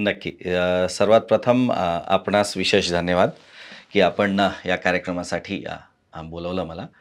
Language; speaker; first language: Marathi; non-native, fluent; Nepali